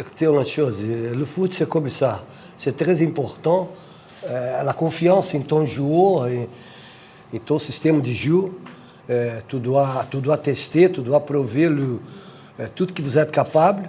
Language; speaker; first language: French; non-native, fluent; Portuguese